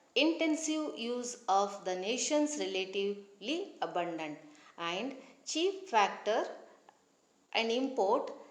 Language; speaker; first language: English; non-native, local second language; Kannada